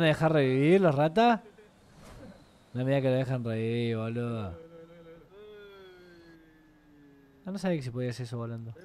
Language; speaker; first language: Spanish; native; Spanish